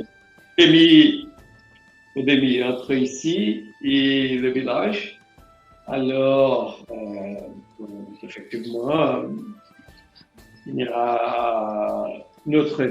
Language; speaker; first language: French; non-native, learner; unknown